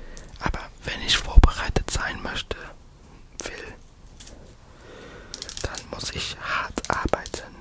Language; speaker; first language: German; non-native, learner; English